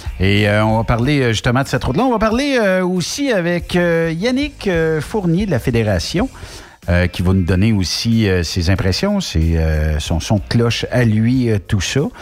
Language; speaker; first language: French; native; French